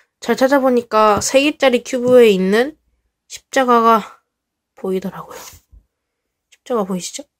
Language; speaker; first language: Korean; native; Korean